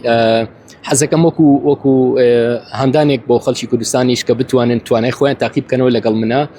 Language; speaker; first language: Central Kurdish; native; Central Kurdish